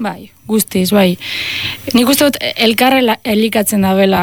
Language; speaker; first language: Basque; native; Basque